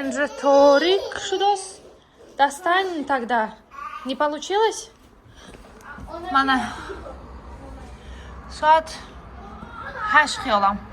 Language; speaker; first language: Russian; non-native, local second language; Tajik